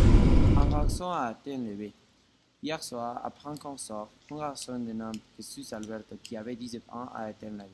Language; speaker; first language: French; non-native, learner; Spanish